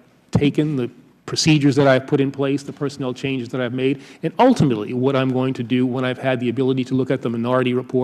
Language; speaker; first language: English; native; English